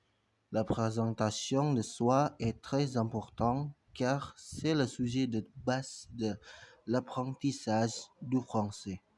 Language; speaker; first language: French; non-native, learner; Indonesian